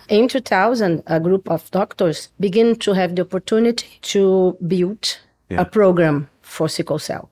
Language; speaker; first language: English; non-native, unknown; Portuguese